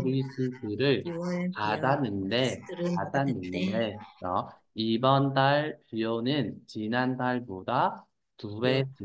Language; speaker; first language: Korean; non-native, fluent; Vietnamese